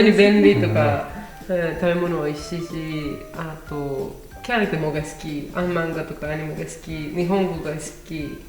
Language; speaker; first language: Japanese; non-native, learner; Spanish